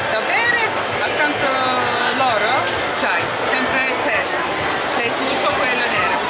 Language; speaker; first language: Italian; non-native, learner; Turkish